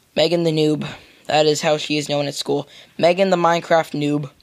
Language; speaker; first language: English; native; English